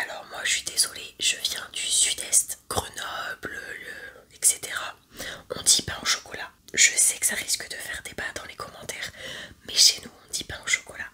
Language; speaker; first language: French; native; French